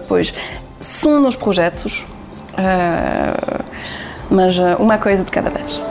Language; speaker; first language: Portuguese; non-native, learner; French